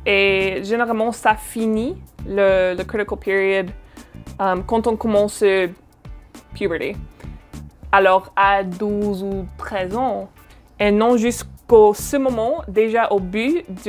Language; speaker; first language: French; non-native, fluent; English